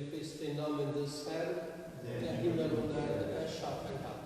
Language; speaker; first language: German; non-native, learner; Portuguese